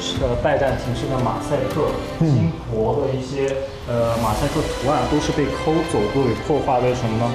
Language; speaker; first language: Chinese; native; Chinese